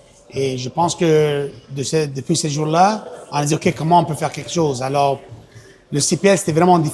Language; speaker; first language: French; non-native, local second language; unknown